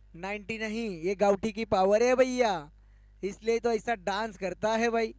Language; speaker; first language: Hindi; non-native, local second language; Marathi